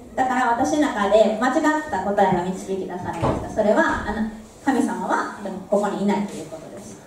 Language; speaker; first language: Japanese; native; Japanese